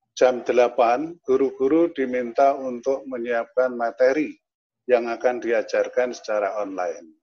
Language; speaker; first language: Indonesian; non-native, local second language; Javanese